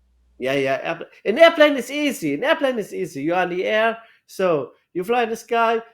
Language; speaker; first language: English; non-native, learner; German